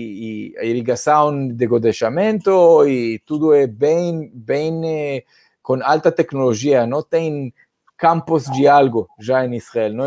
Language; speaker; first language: Portuguese; non-native, fluent; Hebrew